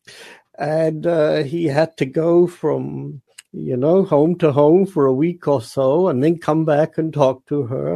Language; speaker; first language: English; non-native, local second language; Punjabi